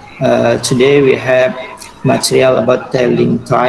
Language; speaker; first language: English; non-native, fluent; Indonesian